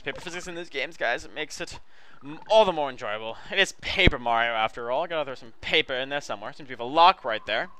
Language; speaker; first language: English; native; English